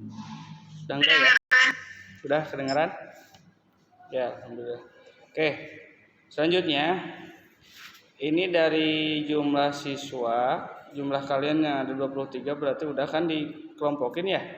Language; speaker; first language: Indonesian; native; Indonesian